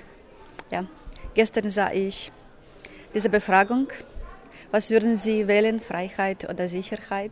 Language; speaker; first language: German; non-native, fluent; Ukrainian